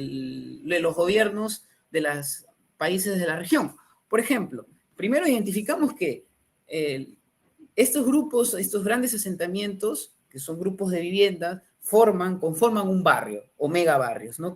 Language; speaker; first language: Spanish; native; Spanish